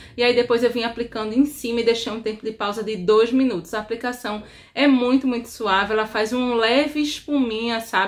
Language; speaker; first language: Portuguese; native; Portuguese